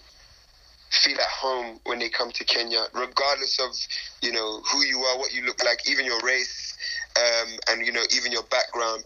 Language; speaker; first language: English; native; English